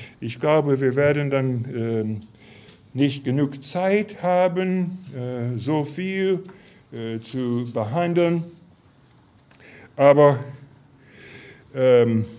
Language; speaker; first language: German; non-native, fluent; English